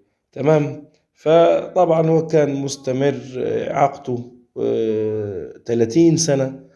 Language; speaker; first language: Arabic; native; Arabic